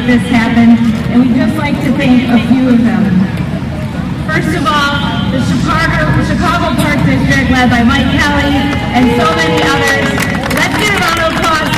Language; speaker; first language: English; native; English